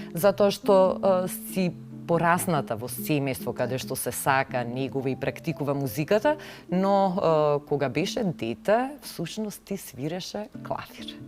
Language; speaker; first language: Macedonian; native; Macedonian